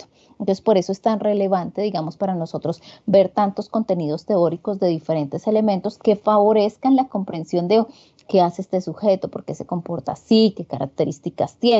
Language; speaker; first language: Spanish; native; Spanish